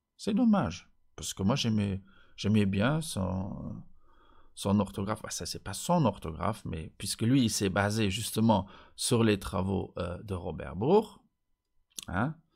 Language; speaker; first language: French; non-native, local second language; Luxembourgish